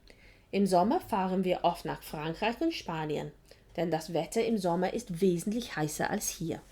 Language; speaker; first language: German; non-native, fluent; English